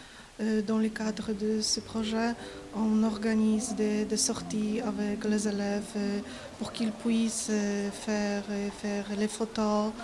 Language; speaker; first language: French; non-native, fluent; Polish